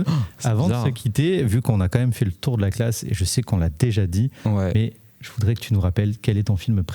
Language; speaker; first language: French; native; French